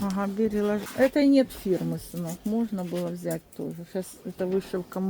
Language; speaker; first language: Russian; native; Russian